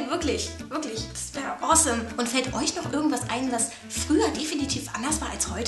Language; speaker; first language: German; native; German